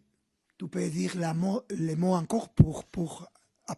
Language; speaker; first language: French; non-native, fluent; Spanish